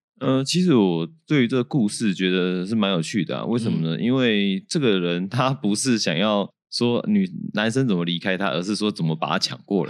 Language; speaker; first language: Chinese; native; Chinese